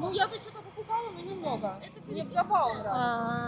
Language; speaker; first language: Russian; native; Russian